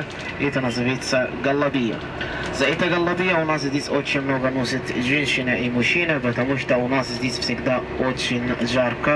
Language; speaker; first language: Russian; non-native, learner; Arabic